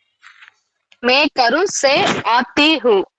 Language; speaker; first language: Hindi; non-native, learner; Tamil